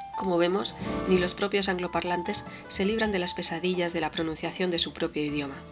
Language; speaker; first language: Spanish; native; Spanish